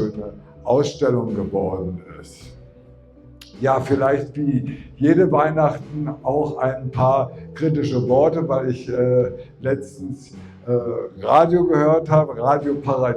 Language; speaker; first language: German; native; German